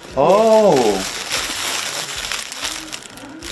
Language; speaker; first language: English; non-native, learner; Korean